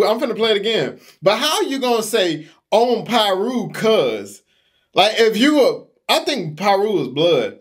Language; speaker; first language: English; native; English